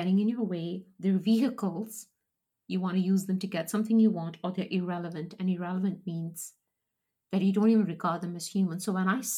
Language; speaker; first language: English; non-native, local second language; Punjabi